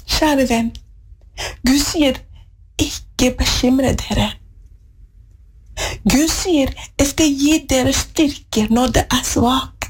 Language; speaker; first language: Norwegian; non-native, fluent; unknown